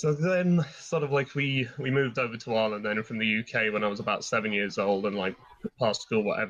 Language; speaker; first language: English; native; English